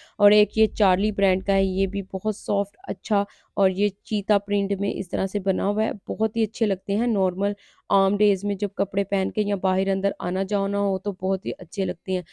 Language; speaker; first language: Urdu; non-native, local second language; Punjabi